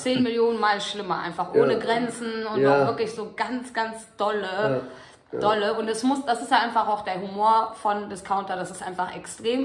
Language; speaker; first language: German; native; German